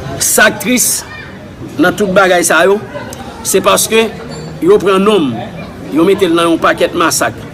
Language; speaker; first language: Haitian Creole; native; Haitian Creole